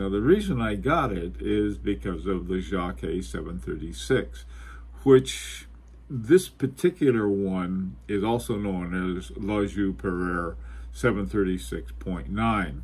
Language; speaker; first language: English; native; English